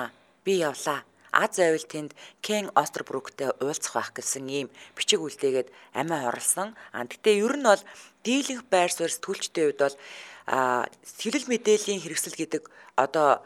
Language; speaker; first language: Mongolian; native; Mongolian